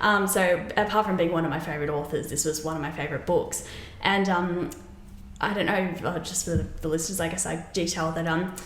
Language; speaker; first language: English; native; English